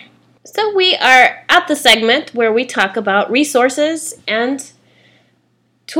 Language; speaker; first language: English; native; English